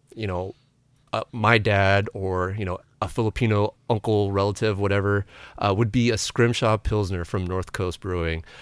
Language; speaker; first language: English; early bilingual, other home language; Filipino